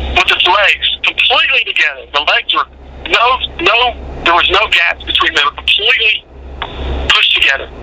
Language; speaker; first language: English; native; English